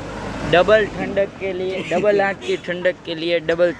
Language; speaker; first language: Hindi; non-native, local second language; Gujarati